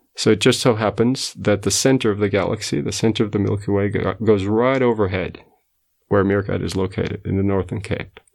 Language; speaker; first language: English; non-native, fluent; Portuguese